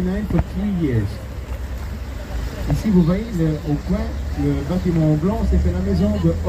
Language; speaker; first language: French; non-native, fluent; Dutch